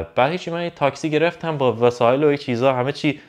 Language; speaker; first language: Persian; native; Persian